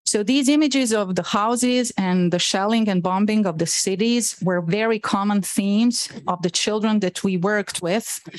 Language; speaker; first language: English; non-native, fluent; Bosnian